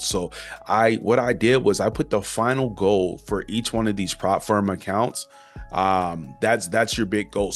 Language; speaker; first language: English; native; English